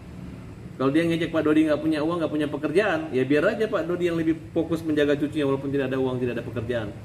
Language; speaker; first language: Indonesian; native; Indonesian